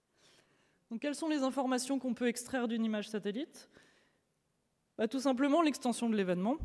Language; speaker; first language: French; native; French